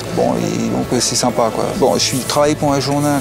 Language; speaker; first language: French; native; French